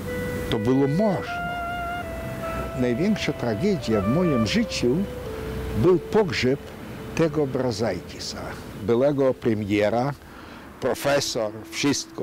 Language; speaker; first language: Polish; non-native, local second language; Yiddish